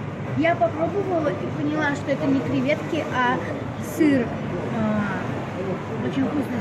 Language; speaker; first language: Russian; native; Russian